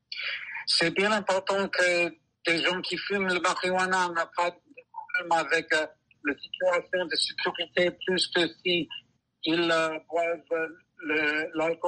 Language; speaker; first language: French; non-native, fluent; English